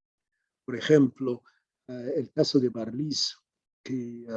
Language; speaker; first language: Spanish; non-native, fluent; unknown